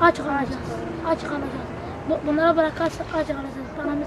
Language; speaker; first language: Turkish; non-native, learner; Arabic